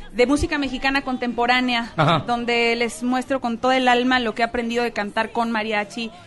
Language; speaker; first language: Spanish; native; Spanish